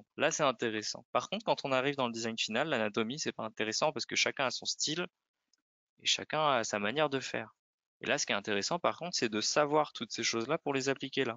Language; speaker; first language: French; native; French